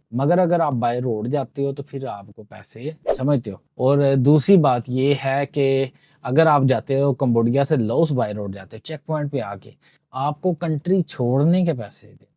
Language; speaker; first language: Urdu; non-native, local second language; Punjabi